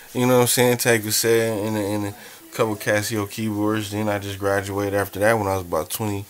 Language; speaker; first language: English; native; English